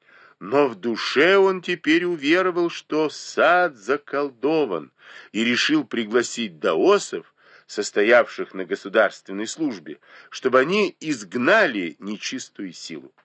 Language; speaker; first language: Russian; native; Russian